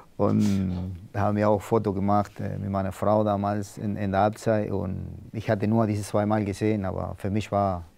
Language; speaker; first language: German; non-native, learner; Spanish